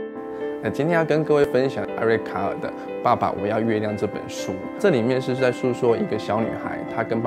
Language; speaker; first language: Chinese; native; Chinese